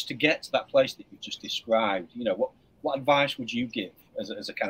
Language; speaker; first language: English; native; English